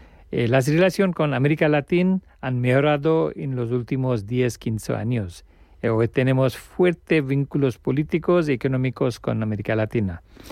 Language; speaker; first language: Spanish; non-native, learner; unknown